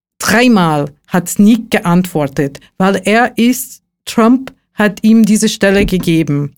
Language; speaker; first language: German; non-native, fluent; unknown